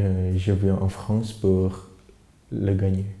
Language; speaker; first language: French; non-native, learner; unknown